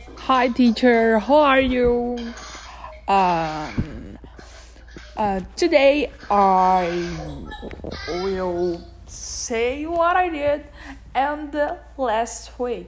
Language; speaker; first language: English; non-native, learner; Portuguese